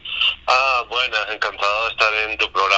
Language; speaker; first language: Spanish; native; Spanish